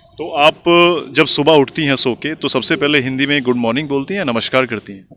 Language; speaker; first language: Hindi; native; Hindi